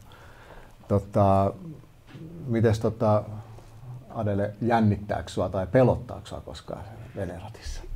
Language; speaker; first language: Finnish; native; Finnish